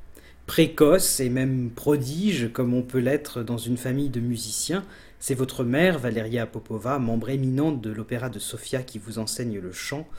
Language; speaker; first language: French; native; French